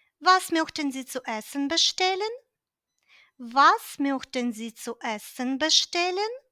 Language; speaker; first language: German; non-native, fluent; Ukrainian